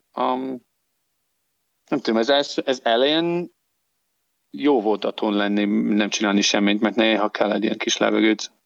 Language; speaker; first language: Hungarian; non-native, learner; English